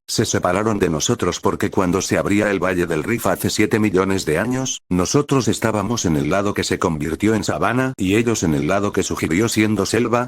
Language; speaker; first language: Spanish; native; Spanish